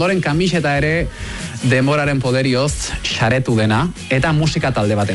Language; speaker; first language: Basque; native; Basque